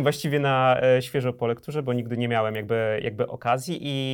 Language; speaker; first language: Polish; native; Polish